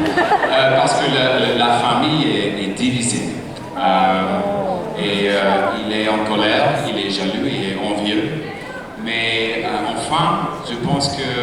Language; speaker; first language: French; non-native, learner; English